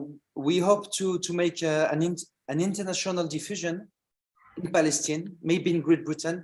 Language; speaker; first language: English; non-native, learner; French